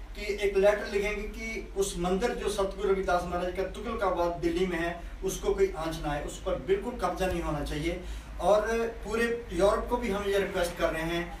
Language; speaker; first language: Hindi; non-native, local second language; Punjabi